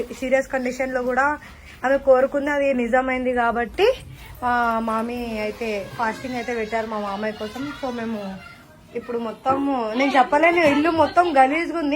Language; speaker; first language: Telugu; non-native, local second language; Hindi